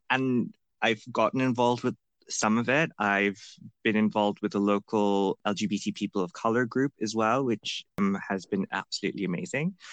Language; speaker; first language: English; non-native, local second language; Bangla